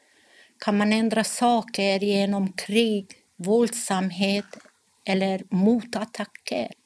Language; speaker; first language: Swedish; non-native, fluent; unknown